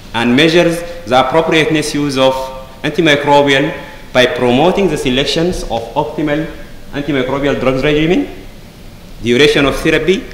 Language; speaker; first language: English; non-native, fluent; Arabic